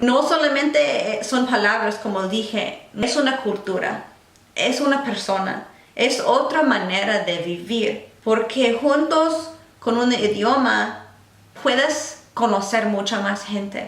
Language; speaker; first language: Spanish; non-native, fluent; English